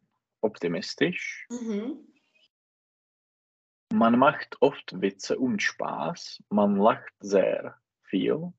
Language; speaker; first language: German; non-native, learner; Czech